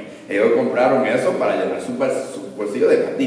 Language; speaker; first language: Spanish; early bilingual, other home language; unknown